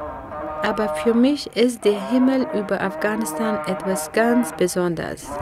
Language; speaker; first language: German; non-native, fluent; Persian